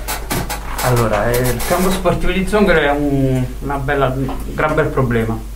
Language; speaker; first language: Italian; native; Italian